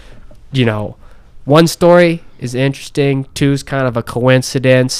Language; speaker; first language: English; native; English